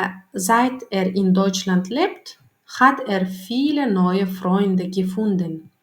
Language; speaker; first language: German; non-native, learner; Turkmen